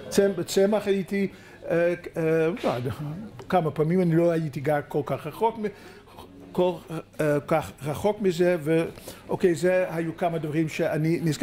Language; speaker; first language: Hebrew; non-native, fluent; Dutch